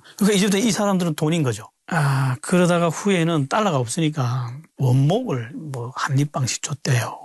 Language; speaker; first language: Korean; native; Korean